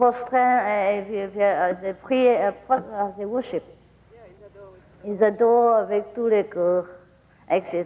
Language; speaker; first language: French; non-native, learner; Vietnamese